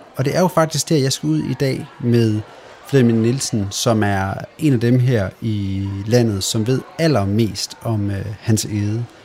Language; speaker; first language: Danish; native; Danish